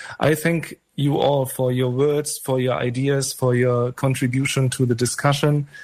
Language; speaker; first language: English; non-native, fluent; German